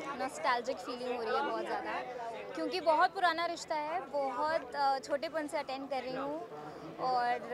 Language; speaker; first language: Hindi; native; Hindi